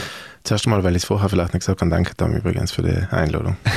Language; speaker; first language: German; native; German